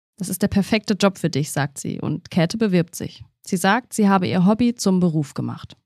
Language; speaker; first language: German; native; German